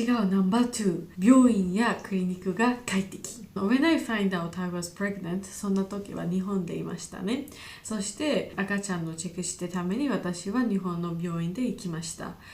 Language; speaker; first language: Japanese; non-native, learner; Georgian